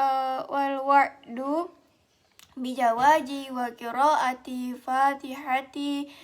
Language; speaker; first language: Arabic; non-native, learner; Indonesian